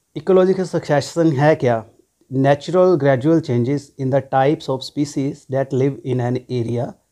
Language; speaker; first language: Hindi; non-native, local second language; Punjabi